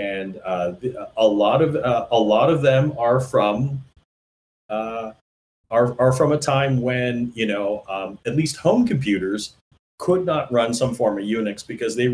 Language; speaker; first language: English; native; English